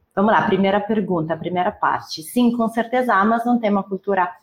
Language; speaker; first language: Portuguese; non-native, fluent; Italian